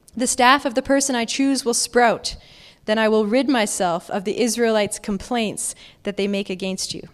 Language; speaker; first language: English; native; English